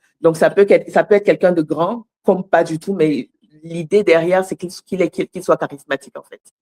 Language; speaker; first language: French; native; French